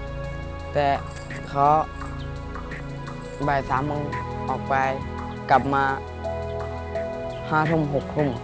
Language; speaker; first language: Thai; non-native, fluent; Khmer